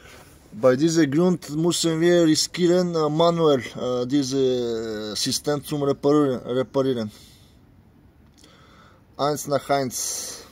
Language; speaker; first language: German; non-native, fluent; Bulgarian